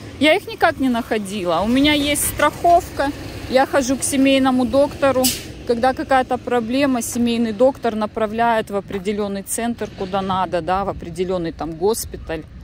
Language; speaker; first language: Russian; native; Russian